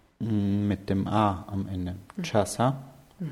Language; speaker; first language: German; native; German